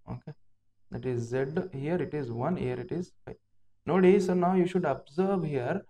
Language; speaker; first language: English; non-native, local second language; Kannada